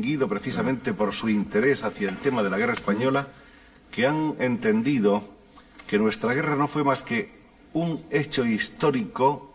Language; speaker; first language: Spanish; native; Spanish